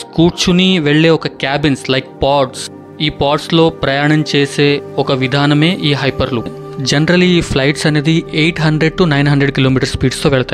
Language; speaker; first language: Telugu; native; Telugu